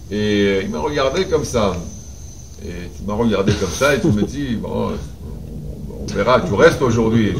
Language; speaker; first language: French; non-native, fluent; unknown